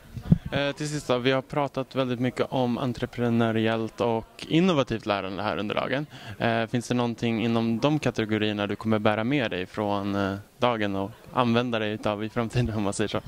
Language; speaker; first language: Swedish; native; Swedish